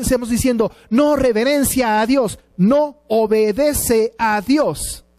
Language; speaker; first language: Spanish; native; Spanish